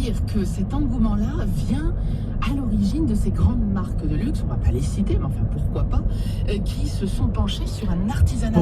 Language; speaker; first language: French; native; French